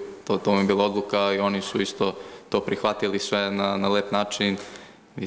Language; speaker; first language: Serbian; early bilingual, heritage; Croatian